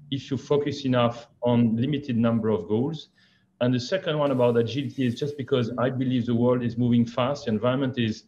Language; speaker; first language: English; non-native, fluent; French